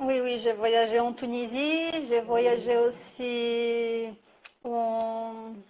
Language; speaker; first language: French; non-native, fluent; Portuguese